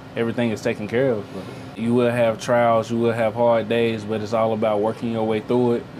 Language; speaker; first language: English; native; English